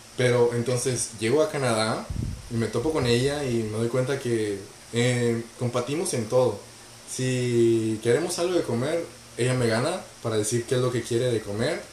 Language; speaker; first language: Spanish; native; Spanish